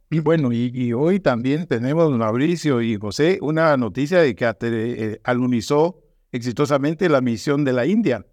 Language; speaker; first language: Spanish; native; Spanish